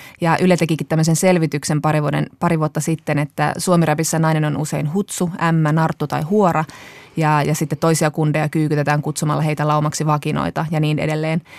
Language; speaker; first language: Finnish; native; Finnish